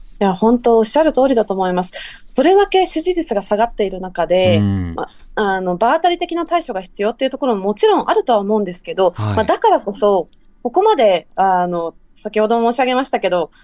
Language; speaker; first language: Japanese; native; Japanese